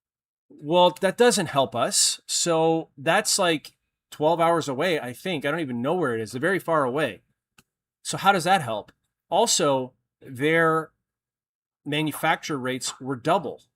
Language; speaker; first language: English; native; English